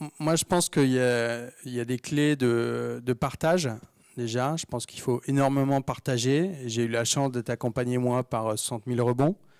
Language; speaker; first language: French; native; French